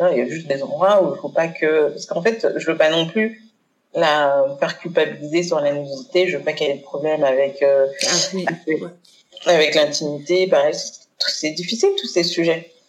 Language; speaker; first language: French; early bilingual, other home language; Haitian Creole